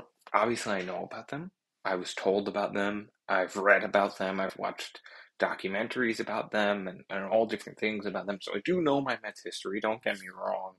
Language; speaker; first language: English; native; English